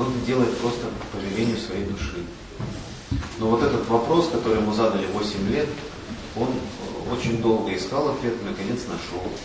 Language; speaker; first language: Russian; native; Russian